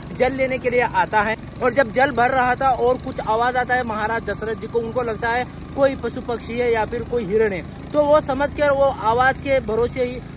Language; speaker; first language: Hindi; non-native, local second language; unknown